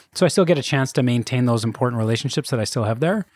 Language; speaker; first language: English; native; English